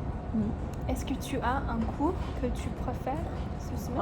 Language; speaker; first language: French; non-native, learner; English